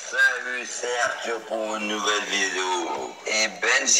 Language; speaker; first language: French; native; French